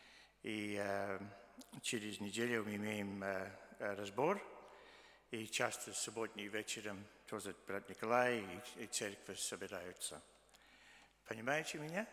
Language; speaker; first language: Russian; early bilingual, heritage; Russian